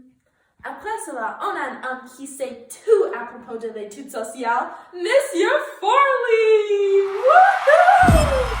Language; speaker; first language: French; non-native, learner; English